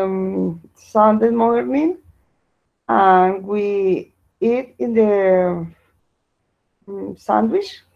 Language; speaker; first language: English; non-native, learner; Spanish